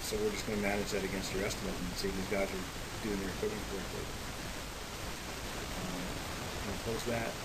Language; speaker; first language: English; native; English